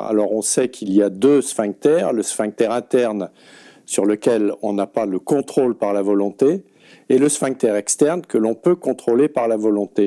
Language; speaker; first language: French; native; French